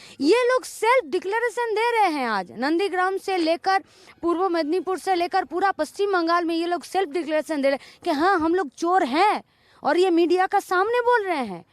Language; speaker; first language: Hindi; non-native, local second language; Bangla